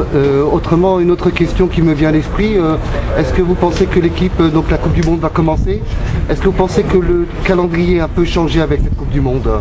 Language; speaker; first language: French; native; French